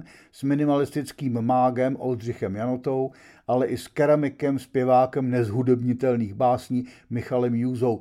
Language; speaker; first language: Czech; native; Czech